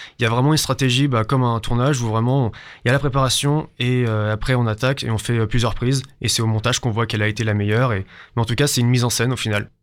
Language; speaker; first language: French; native; French